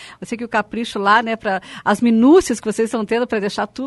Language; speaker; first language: Portuguese; native; Portuguese